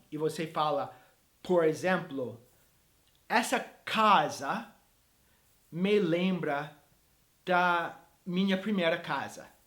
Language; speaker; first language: Portuguese; non-native, fluent; English